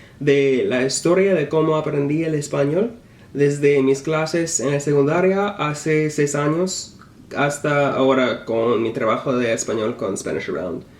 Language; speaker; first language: Spanish; non-native, learner; English